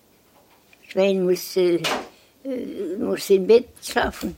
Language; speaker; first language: German; non-native, learner; Estonian